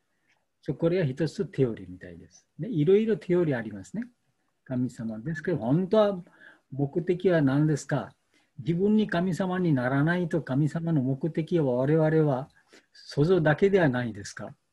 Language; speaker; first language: Japanese; non-native, fluent; Bangla